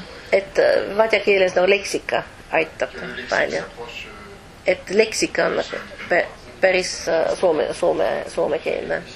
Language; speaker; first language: Estonian; non-native, fluent; French